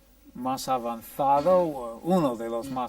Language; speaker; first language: Spanish; non-native, fluent; English